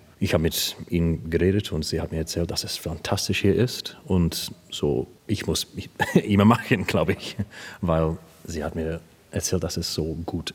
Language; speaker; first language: German; non-native, learner; English